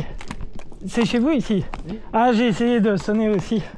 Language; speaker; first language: French; native; French